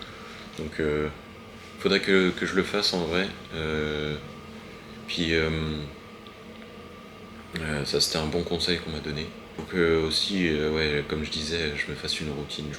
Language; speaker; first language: French; native; French